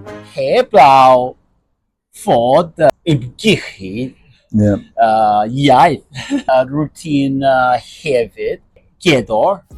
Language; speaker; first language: Welsh; non-native, learner; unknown